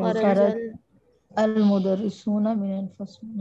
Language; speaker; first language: Arabic; non-native, learner; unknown